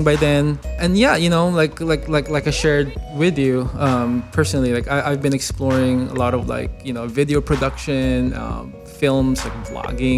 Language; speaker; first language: English; non-native, local second language; Filipino